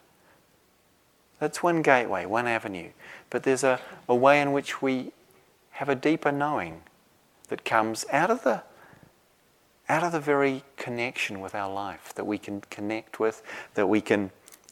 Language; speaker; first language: English; native; English